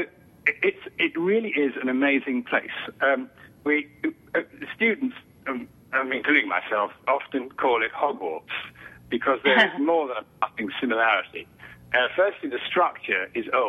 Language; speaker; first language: English; native; English